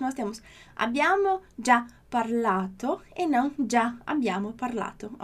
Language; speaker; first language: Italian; non-native, fluent; Portuguese